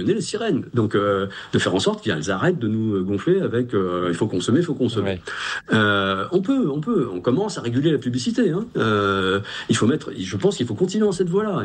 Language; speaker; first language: French; native; French